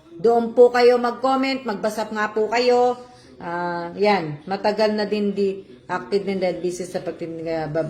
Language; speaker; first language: Filipino; non-native, local second language; Cebuano